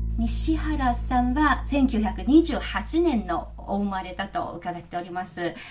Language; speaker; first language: Japanese; non-native, fluent; Chinese